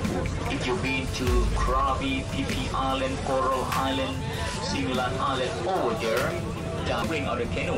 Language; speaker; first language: English; non-native, learner; Thai